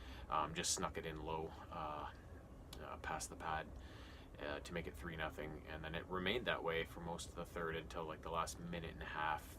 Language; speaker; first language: English; native; English